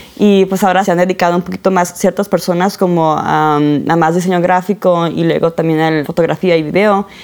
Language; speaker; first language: Spanish; early bilingual, heritage; Spanish